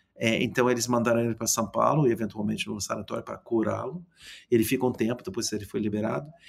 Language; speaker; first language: Portuguese; non-native, fluent; English